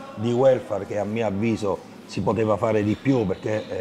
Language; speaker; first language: Italian; native; Italian